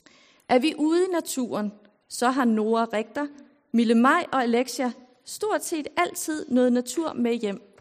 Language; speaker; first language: Danish; native; Danish